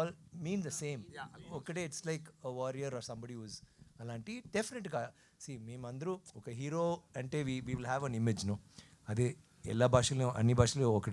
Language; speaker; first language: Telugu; non-native, learner; Tamil